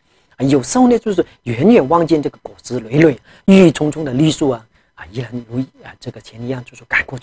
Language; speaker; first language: Chinese; non-native, local second language; Tibetan